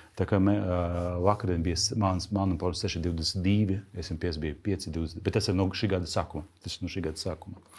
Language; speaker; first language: Latvian; non-native, local second language; Russian